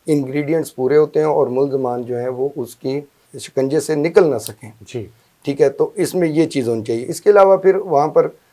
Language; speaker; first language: Urdu; non-native, local second language; Punjabi